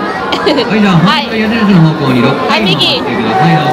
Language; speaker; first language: Japanese; native; Japanese